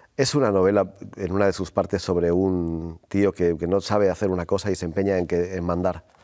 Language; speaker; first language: Spanish; native; Spanish